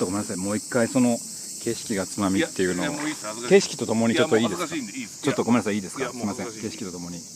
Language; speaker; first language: Japanese; native; Japanese